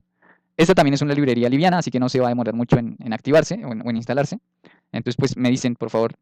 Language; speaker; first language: Spanish; native; Spanish